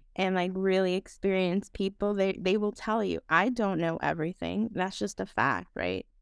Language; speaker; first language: English; non-native, fluent; Spanish